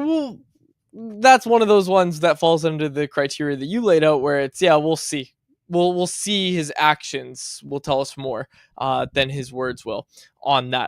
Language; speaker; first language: English; native; English